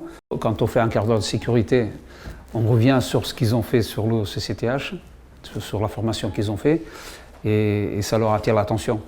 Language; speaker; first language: French; native; French